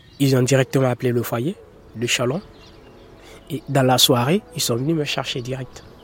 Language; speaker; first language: French; non-native, local second language; Fula